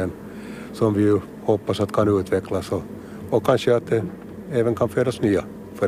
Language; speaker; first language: Swedish; native; Swedish